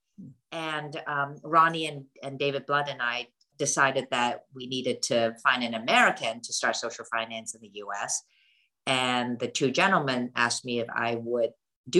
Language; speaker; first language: English; non-native, local second language; Cantonese